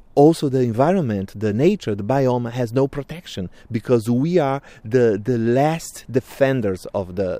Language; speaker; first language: English; non-native, fluent; Portuguese